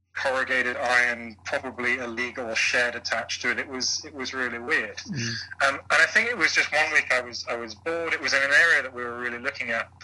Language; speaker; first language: English; native; English